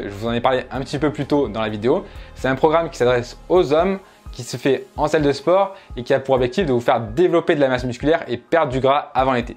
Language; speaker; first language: French; native; French